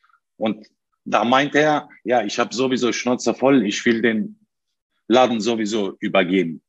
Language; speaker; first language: German; non-native, learner; Turkish